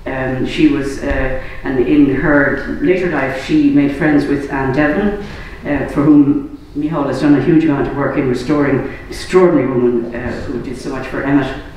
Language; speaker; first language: English; native; English